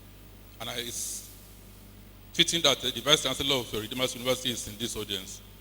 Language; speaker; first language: English; non-native, local second language; Yoruba